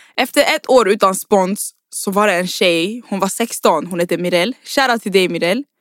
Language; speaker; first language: Swedish; early bilingual, other home language; Rundi